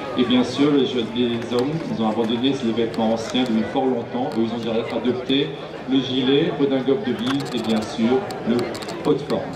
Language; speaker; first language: French; native; French